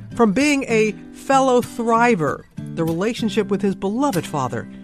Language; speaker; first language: English; native; English